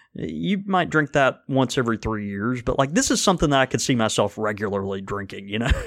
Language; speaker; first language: English; native; English